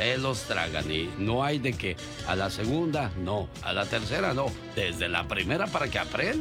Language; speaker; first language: Spanish; native; Spanish